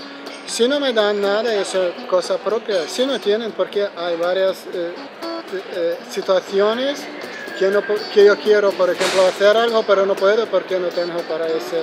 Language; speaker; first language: Spanish; non-native, learner; Ukrainian